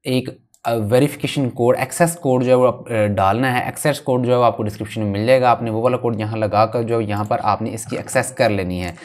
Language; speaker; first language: Hindi; native; Hindi